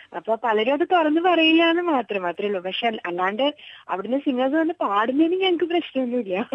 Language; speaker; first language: Malayalam; early bilingual, heritage; Malayalam